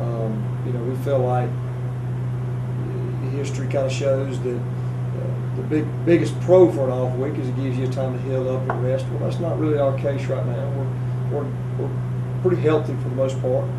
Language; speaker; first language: English; native; English